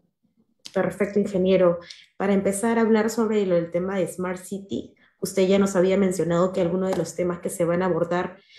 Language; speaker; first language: Spanish; native; Spanish